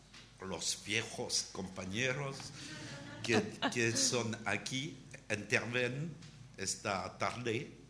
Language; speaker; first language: Spanish; non-native, learner; French